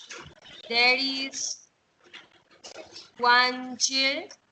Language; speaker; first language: English; non-native, learner; Spanish